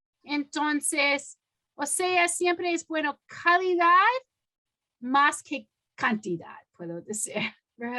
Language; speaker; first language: Spanish; non-native, fluent; English